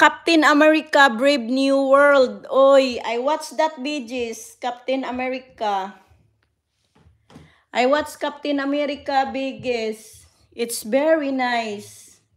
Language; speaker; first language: English; non-native, local second language; Cebuano